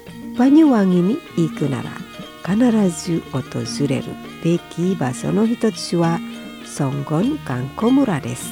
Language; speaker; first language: Japanese; non-native, fluent; Indonesian